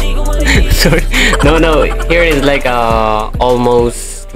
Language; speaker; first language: English; non-native, local second language; Filipino